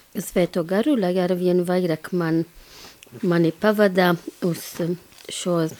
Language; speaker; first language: Latvian; non-native, fluent; Maltese